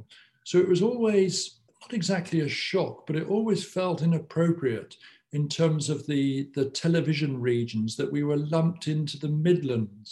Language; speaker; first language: English; native; English